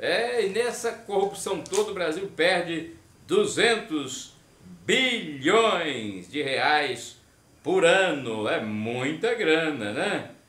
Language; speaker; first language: Portuguese; native; Portuguese